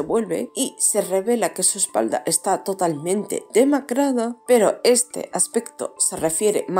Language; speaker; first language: Spanish; native; Spanish